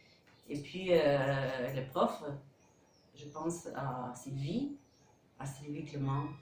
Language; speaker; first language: French; non-native, fluent; Spanish